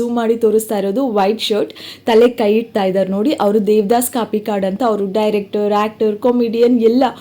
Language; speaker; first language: Kannada; non-native, local second language; Tulu